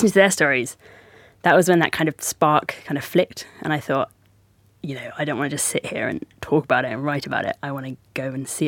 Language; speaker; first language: English; native; English